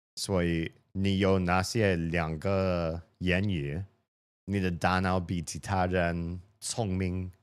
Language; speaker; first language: Chinese; non-native, learner; English